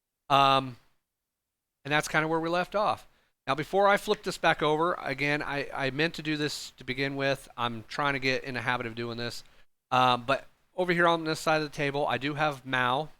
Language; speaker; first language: English; native; English